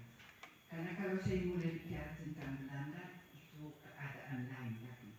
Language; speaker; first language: Indonesian; non-native, fluent; Dutch